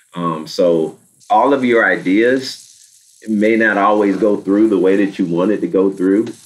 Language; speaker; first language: English; native; English